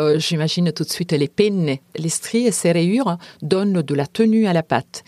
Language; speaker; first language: French; non-native, fluent; Italian